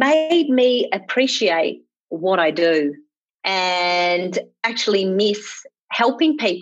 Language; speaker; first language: English; native; English